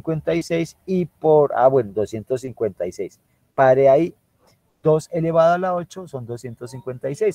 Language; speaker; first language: Spanish; native; Spanish